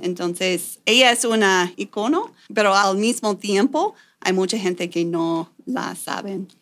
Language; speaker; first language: Spanish; non-native, fluent; English